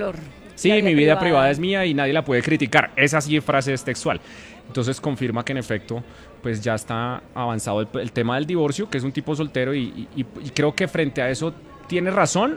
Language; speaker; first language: Spanish; native; Spanish